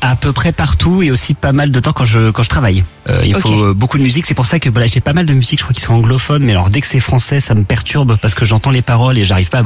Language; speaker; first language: French; native; French